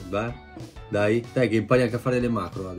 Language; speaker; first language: Italian; native; Italian